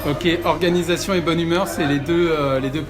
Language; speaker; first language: French; native; French